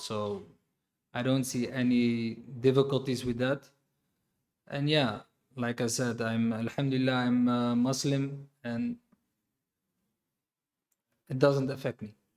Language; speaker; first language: English; non-native, fluent; Dutch